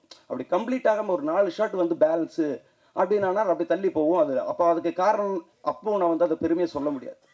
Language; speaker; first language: Tamil; native; Tamil